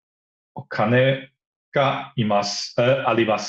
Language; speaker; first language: Japanese; non-native, learner; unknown